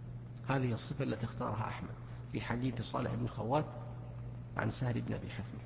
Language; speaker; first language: Arabic; native; Arabic